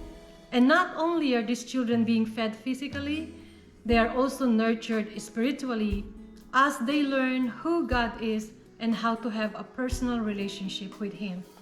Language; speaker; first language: English; non-native, local second language; Filipino